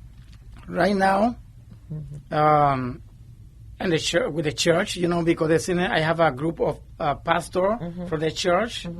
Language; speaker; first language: English; non-native, learner; Spanish